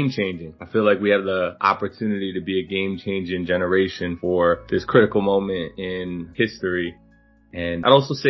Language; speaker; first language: English; native; English